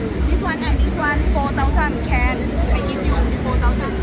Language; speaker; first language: English; non-native, learner; Thai